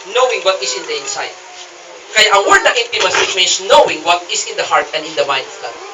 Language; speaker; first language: English; non-native, local second language; Cebuano